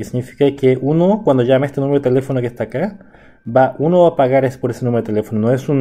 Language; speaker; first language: Spanish; non-native, fluent; Korean